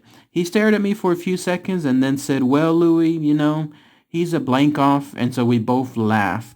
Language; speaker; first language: English; native; English